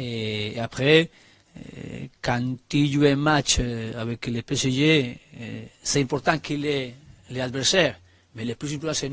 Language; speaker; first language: French; non-native, learner; Spanish